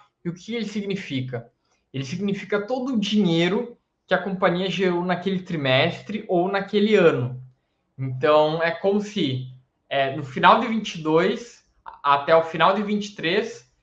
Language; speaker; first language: Portuguese; native; Portuguese